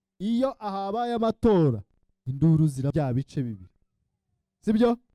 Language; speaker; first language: Kinyarwanda; early bilingual, heritage; Kinyarwanda